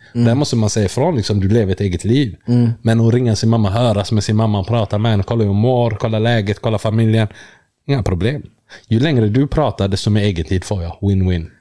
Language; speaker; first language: Swedish; early bilingual, other home language; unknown